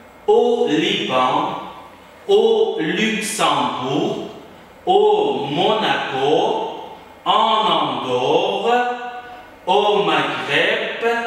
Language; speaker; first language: French; non-native, fluent; Uzbek